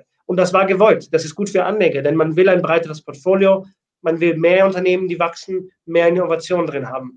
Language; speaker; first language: German; native; German